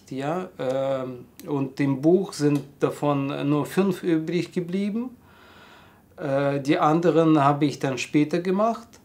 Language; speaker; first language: German; non-native, fluent; Russian